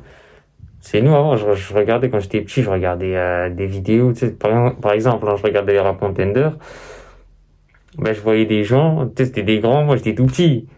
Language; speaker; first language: French; native; French